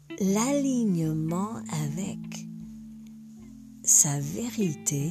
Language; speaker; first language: French; non-native, fluent; English